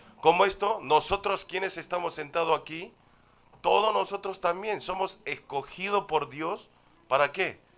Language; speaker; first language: Spanish; non-native, fluent; Korean